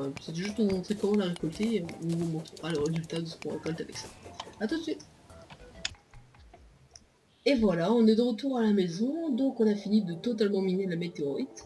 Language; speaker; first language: French; native; French